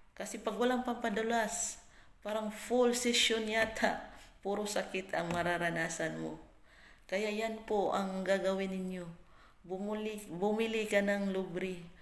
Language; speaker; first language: Filipino; non-native, local second language; Cebuano